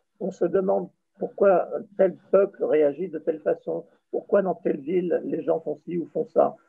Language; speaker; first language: French; native; French